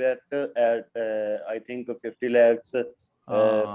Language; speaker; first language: English; non-native, learner; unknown